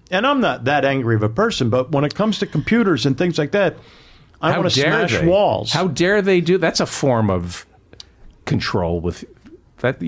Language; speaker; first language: English; native; English